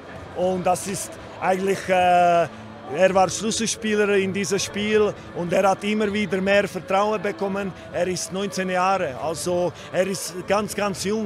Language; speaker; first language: German; non-native, fluent; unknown